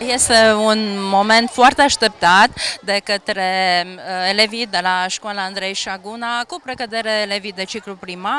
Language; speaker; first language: Romanian; native; Romanian